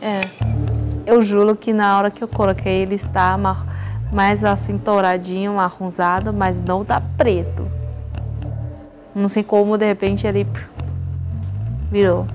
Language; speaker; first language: Portuguese; non-native, learner; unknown